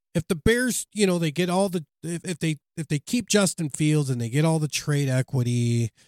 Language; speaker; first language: English; native; English